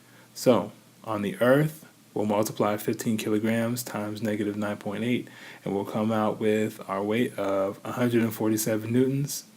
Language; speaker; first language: English; native; English